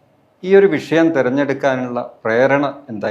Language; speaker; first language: Malayalam; native; Malayalam